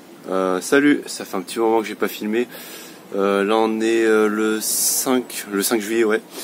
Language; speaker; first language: French; native; French